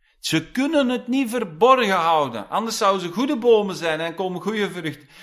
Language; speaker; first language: Dutch; non-native, fluent; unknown